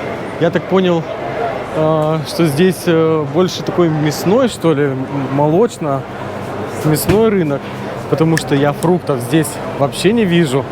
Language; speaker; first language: Russian; native; Russian